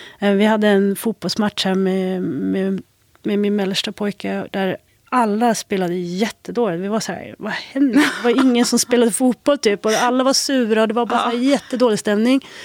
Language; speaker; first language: Swedish; native; Swedish